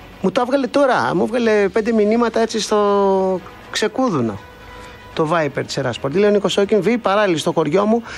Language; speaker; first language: Greek; native; Greek